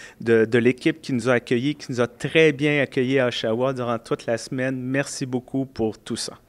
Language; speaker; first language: French; native; French